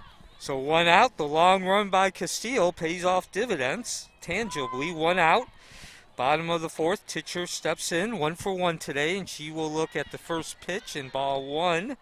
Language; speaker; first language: English; native; English